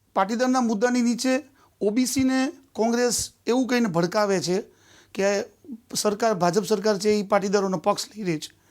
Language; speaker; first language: Gujarati; native; Gujarati